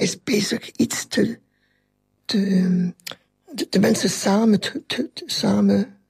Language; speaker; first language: Dutch; non-native, local second language; French